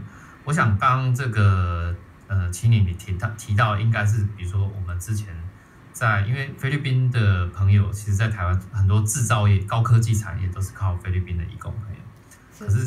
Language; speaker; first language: Chinese; native; Chinese